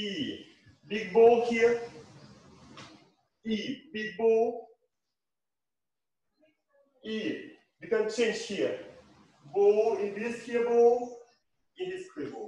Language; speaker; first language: English; non-native, learner; Russian